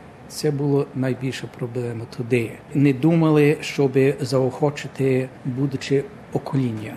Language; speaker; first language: Ukrainian; early bilingual, heritage; Ukrainian